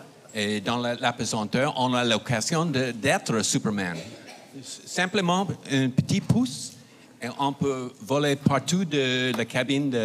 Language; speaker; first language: French; non-native, fluent; English